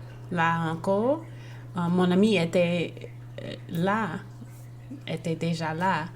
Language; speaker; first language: French; non-native, learner; English